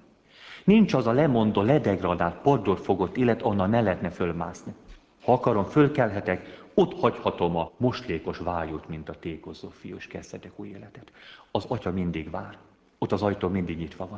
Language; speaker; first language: Hungarian; native; Hungarian